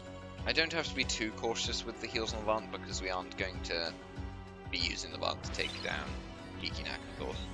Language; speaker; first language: English; native; English